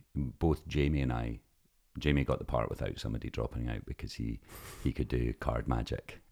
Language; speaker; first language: English; native; English